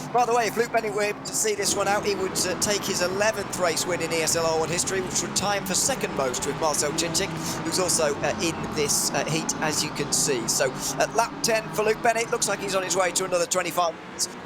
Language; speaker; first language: English; native; English